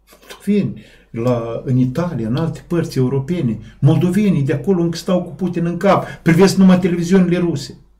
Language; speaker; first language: Romanian; native; Romanian